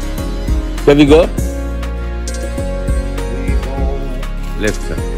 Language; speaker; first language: English; non-native, learner; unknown